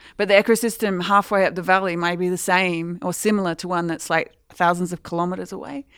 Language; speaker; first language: English; native; English